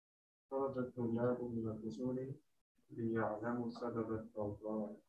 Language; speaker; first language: Arabic; non-native, learner; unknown